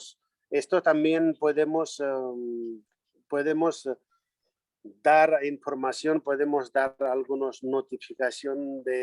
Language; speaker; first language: Spanish; non-native, learner; Nepali